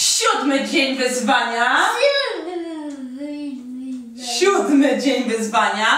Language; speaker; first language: Polish; native; Polish